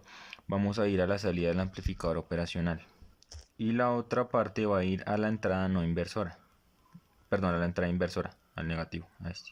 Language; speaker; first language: Spanish; native; Spanish